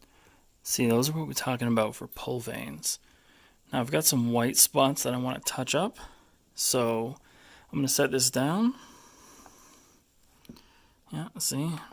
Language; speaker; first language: English; native; English